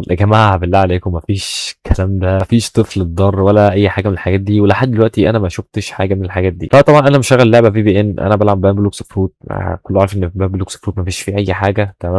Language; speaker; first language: Arabic; native; Arabic